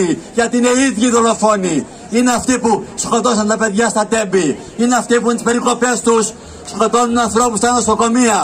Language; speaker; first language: Greek; native; Greek